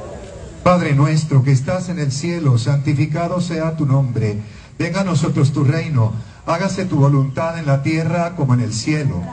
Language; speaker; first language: Spanish; native; Spanish